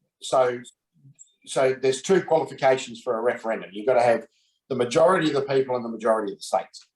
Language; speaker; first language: English; native; English